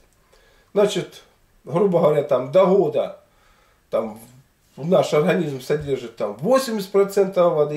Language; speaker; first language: Russian; native; Russian